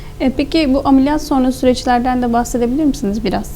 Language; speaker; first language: Turkish; native; Turkish